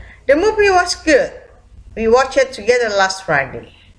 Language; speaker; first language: English; non-native, fluent; Indonesian